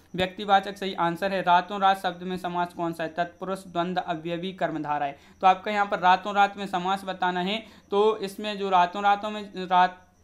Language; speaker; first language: Hindi; native; Hindi